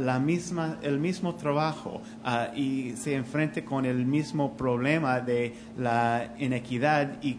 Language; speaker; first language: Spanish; non-native, fluent; English